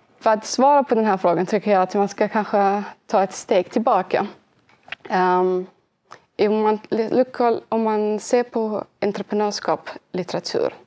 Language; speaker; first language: Swedish; early bilingual, other home language; Arabic